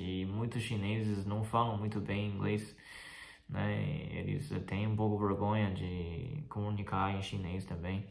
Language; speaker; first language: Portuguese; non-native, fluent; Chinese